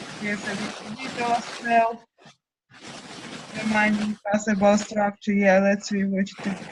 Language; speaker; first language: English; non-native, fluent; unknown